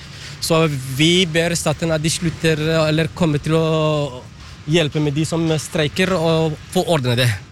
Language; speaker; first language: Norwegian; non-native, fluent; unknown